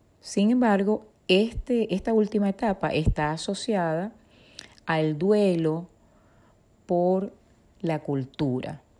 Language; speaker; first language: Spanish; native; Spanish